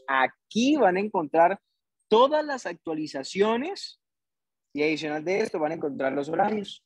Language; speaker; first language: Spanish; native; Spanish